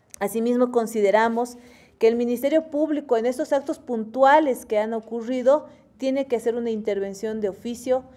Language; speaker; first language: Spanish; native; Spanish